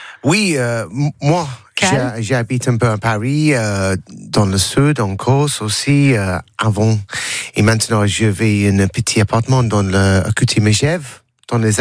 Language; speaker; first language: French; non-native, learner; English